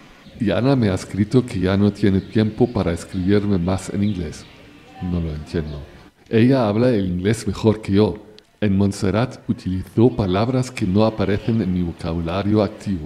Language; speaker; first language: Spanish; non-native, fluent; German